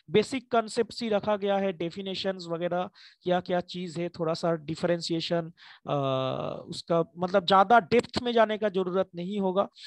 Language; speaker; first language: Hindi; non-native, local second language; Bangla